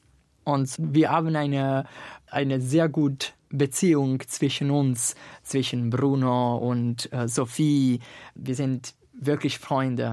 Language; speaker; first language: German; non-native, learner; Italian